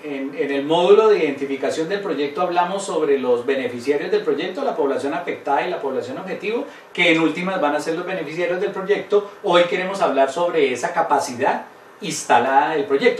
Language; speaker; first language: Spanish; native; Spanish